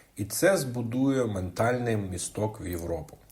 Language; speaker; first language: Ukrainian; non-native, local second language; Russian